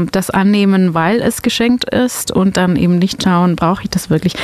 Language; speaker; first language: German; non-native, fluent; Dutch